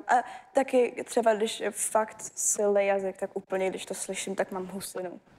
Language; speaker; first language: Czech; early bilingual, heritage; German